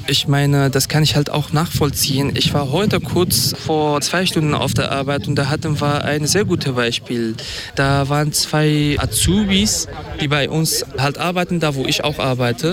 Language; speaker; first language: German; non-native, fluent; Kurdish